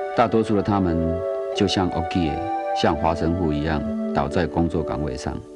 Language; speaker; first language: Chinese; native; Chinese